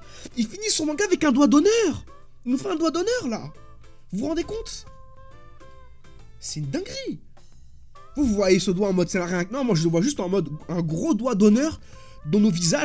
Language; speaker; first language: French; native; French